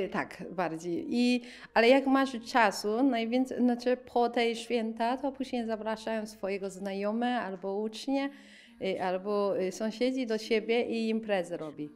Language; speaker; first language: Polish; non-native, learner; Chinese